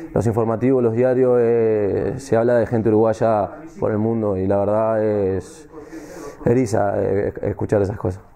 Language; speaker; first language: Spanish; native; Spanish